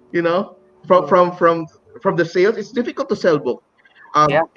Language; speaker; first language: English; non-native, local second language; Cebuano